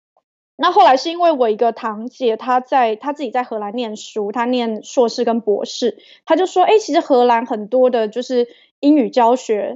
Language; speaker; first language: Chinese; native; Chinese